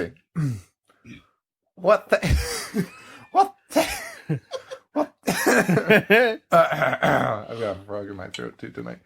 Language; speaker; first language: English; native; English